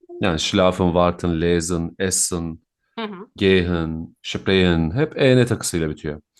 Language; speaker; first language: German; non-native, fluent; Turkish